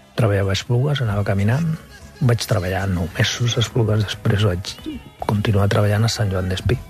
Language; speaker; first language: Catalan; non-native, local second language; Spanish